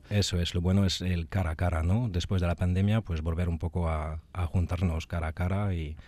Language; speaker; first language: Spanish; non-native, fluent; French